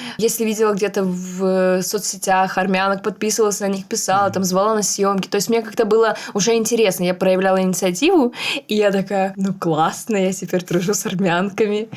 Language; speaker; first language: Russian; native; Russian